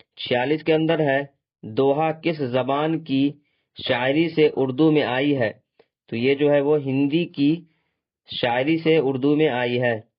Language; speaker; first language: Urdu; native; Urdu